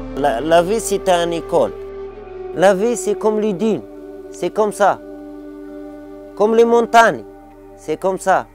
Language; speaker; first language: French; non-native, learner; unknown